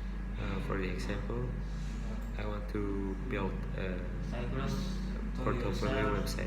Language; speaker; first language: English; non-native, local second language; Indonesian